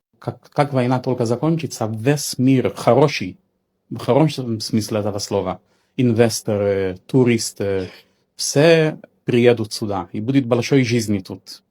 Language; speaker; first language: Russian; non-native, learner; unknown